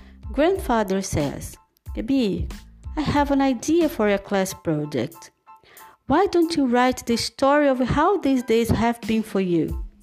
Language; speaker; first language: English; non-native, fluent; Portuguese